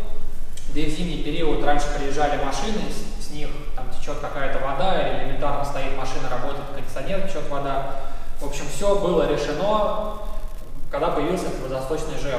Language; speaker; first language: Russian; native; Russian